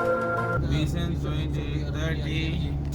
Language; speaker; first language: English; non-native, local second language; Filipino